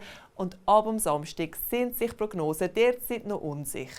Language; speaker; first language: German; native; German